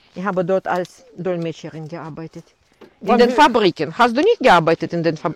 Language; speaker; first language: German; non-native, fluent; Russian